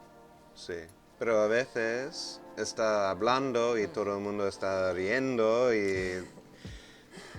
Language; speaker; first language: Spanish; non-native, fluent; English